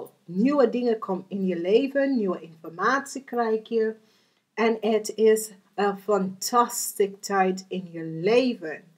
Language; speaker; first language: Dutch; non-native, learner; English